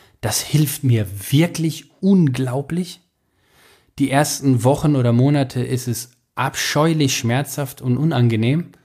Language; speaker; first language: German; native; German